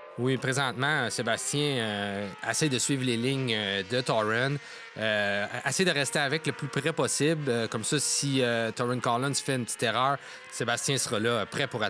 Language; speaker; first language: French; native; French